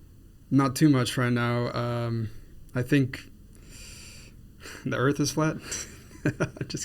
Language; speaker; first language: English; non-native, fluent; Spanish